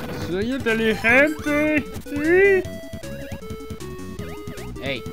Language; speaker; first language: Spanish; native; Spanish